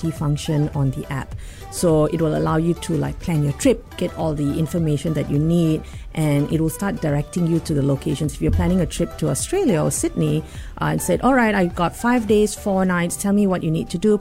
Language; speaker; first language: English; non-native, local second language; Tamil